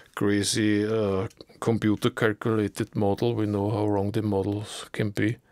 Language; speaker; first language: English; non-native, learner; German